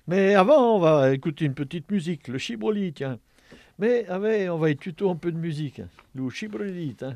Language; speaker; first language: French; native; French